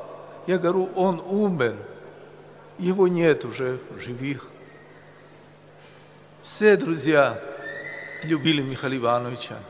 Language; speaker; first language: Russian; non-native, local second language; Romany